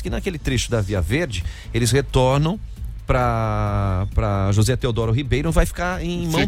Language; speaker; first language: Portuguese; native; Portuguese